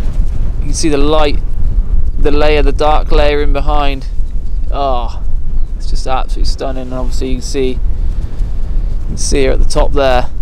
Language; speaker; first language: English; native; English